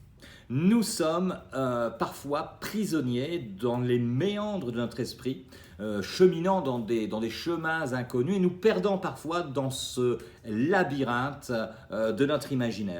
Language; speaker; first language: French; native; French